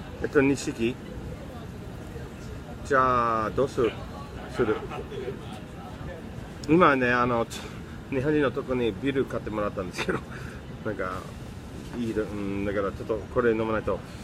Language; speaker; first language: Japanese; non-native, fluent; English